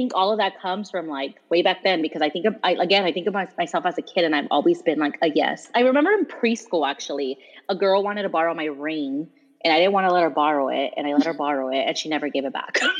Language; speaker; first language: English; early bilingual, other home language; Spanish